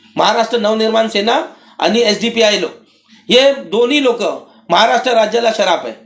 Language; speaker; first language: Marathi; non-native, local second language; Urdu